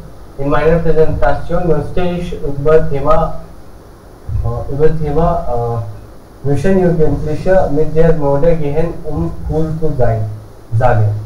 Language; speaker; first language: German; non-native, learner; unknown